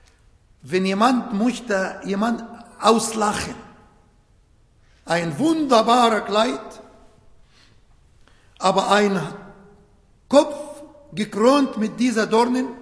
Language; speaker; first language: German; non-native, fluent; Arabic